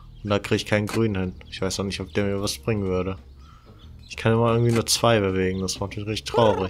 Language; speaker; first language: German; native; German